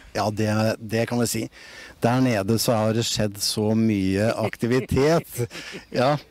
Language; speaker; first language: Norwegian; native; Norwegian